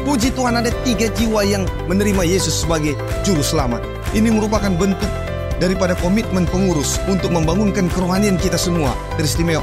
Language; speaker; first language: Indonesian; native; Indonesian